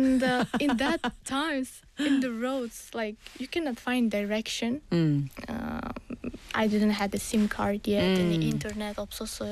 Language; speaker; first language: English; non-native, fluent; Uzbek